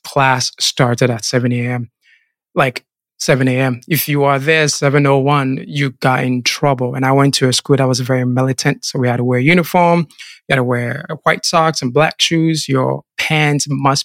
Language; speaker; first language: English; non-native, local second language; Akan